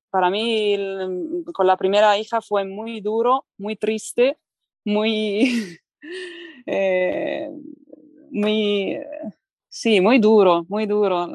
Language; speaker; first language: Spanish; non-native, fluent; Italian